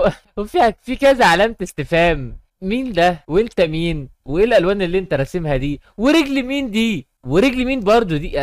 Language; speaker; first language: Arabic; native; Arabic